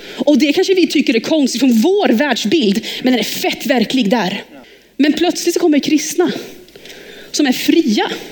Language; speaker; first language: Swedish; early bilingual, heritage; Swedish